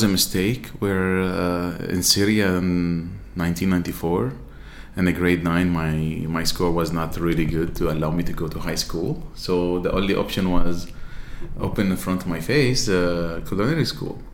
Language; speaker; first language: English; non-native, fluent; Arabic